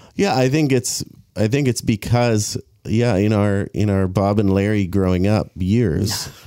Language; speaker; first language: English; native; English